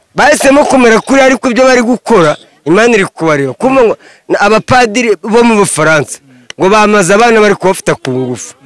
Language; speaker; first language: Kinyarwanda; native; Kinyarwanda